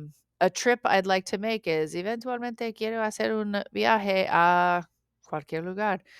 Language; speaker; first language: Spanish; non-native, learner; English